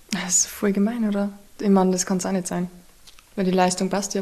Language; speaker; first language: German; native; German